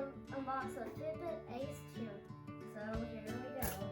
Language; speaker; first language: English; native; English